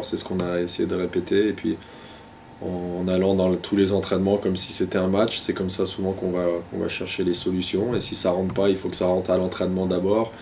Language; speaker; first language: French; native; French